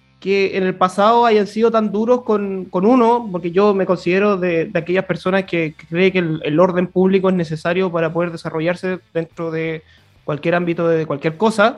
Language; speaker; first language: Spanish; native; Spanish